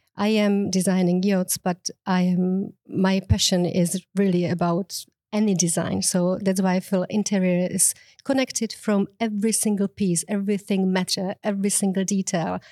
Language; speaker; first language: English; non-native, fluent; Czech